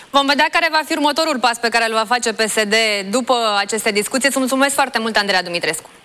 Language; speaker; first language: Romanian; native; Romanian